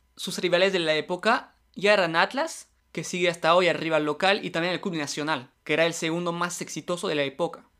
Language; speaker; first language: Spanish; non-native, fluent; French